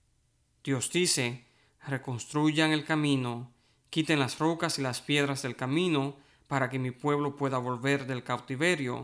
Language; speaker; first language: Spanish; native; Spanish